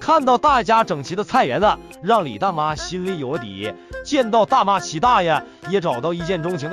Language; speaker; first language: Chinese; native; Chinese